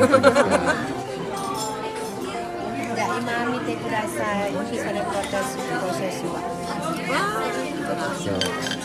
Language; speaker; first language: Japanese; non-native, learner; Indonesian